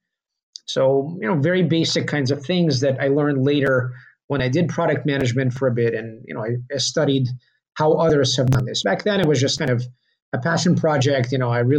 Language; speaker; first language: English; early bilingual, other home language; Russian